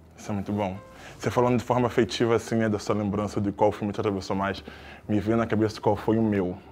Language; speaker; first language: Portuguese; native; Portuguese